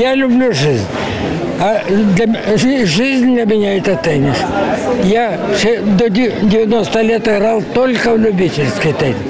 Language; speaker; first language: Ukrainian; non-native, local second language; Russian